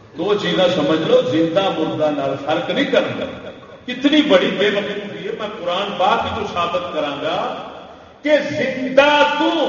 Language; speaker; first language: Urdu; non-native, local second language; Punjabi